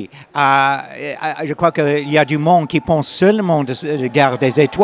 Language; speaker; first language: French; non-native, learner; English